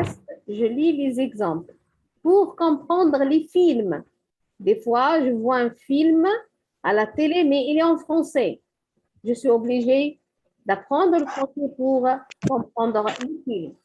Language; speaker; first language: French; non-native, fluent; Arabic